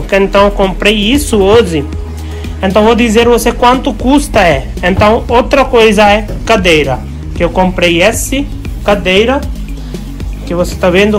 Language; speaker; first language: Portuguese; non-native, fluent; Hindi